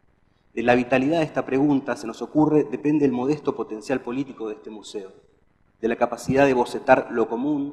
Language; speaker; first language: Spanish; native; Spanish